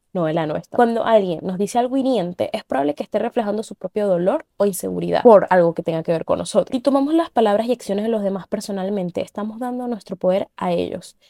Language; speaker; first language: Spanish; native; Spanish